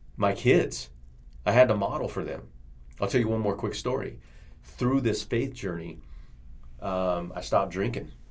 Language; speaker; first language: English; native; English